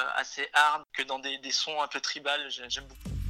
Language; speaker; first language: French; native; French